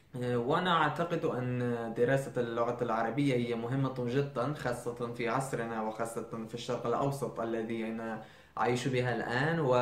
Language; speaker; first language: Arabic; non-native, fluent; Persian